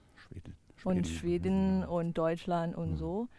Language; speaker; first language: German; non-native, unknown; Chinese